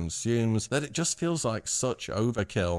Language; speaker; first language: English; native; English